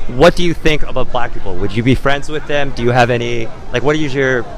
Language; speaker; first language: English; early bilingual, other home language; Chinese